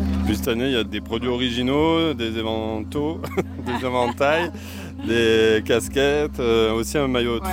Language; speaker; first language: French; native; French